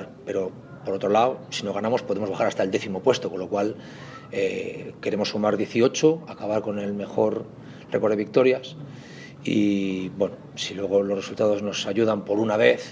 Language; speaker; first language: Spanish; native; Spanish